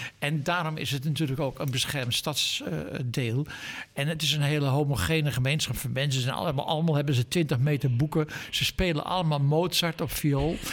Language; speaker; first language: Dutch; native; Dutch